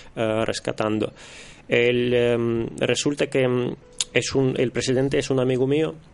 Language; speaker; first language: Spanish; non-native, fluent; Russian